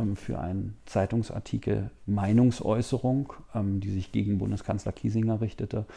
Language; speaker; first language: German; native; German